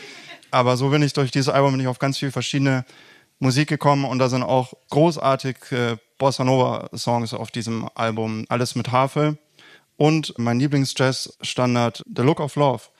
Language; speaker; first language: German; native; German